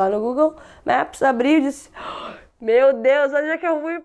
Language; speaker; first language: Portuguese; non-native, local second language; Kabuverdianu